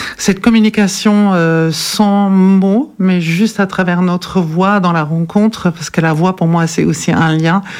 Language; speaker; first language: French; non-native, fluent; German